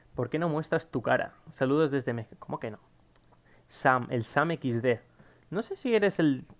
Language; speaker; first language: Spanish; native; Spanish